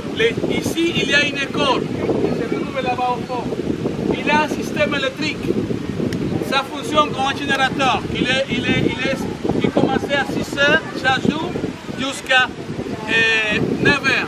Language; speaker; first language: French; non-native, fluent; Spanish